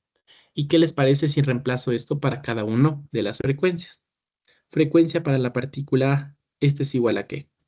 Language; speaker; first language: Spanish; native; Spanish